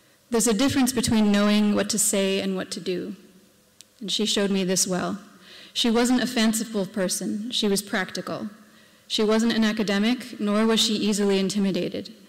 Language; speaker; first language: English; native; English